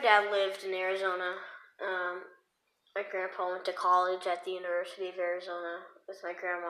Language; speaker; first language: English; native; English